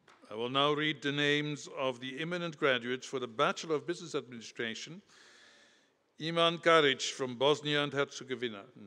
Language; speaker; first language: English; non-native, fluent; Dutch